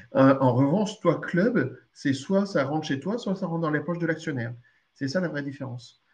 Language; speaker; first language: French; early bilingual, other home language; Arabic